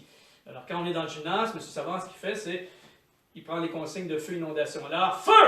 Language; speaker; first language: French; native; French